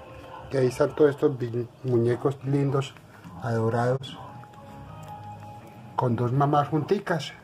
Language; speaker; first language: Spanish; native; Spanish